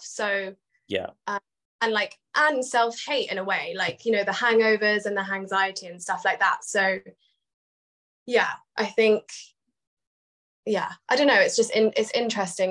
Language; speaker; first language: English; native; English